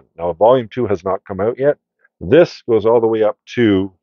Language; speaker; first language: English; native; English